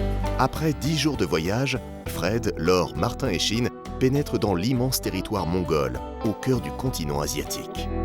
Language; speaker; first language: French; native; French